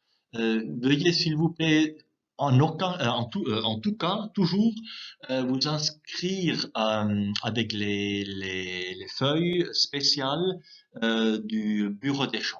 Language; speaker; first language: French; non-native, local second language; German